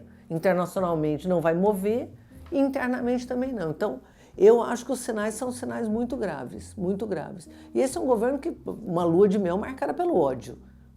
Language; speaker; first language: Portuguese; native; Portuguese